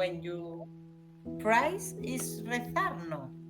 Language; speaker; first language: English; non-native, learner; Spanish